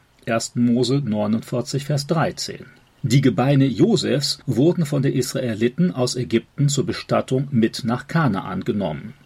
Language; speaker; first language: German; native; German